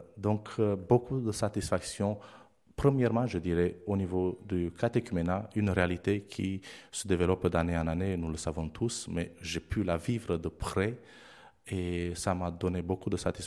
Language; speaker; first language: French; non-native, fluent; Romanian